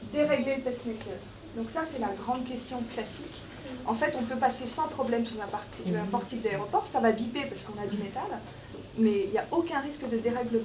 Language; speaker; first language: French; native; French